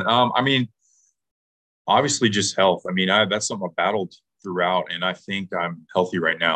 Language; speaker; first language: English; native; English